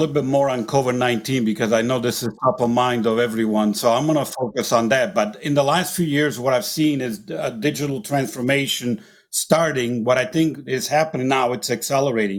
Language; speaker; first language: English; non-native, fluent; Italian